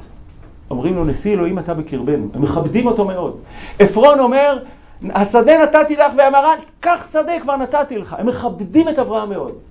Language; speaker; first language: Hebrew; native; Hebrew